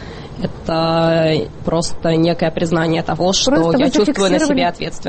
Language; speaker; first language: Russian; native; Russian